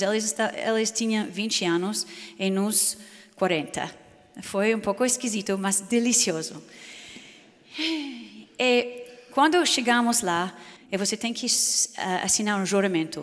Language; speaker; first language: Portuguese; non-native, fluent; English